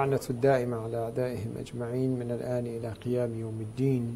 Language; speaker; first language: Arabic; native; Arabic